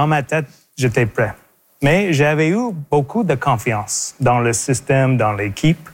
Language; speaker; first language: French; non-native, local second language; English